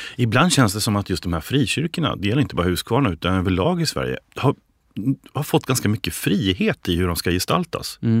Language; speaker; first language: Swedish; native; Swedish